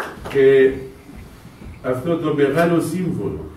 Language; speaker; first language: Greek; non-native, fluent; Arabic